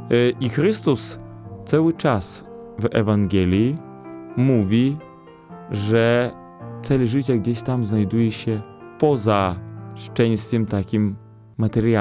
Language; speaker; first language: Polish; non-native, fluent; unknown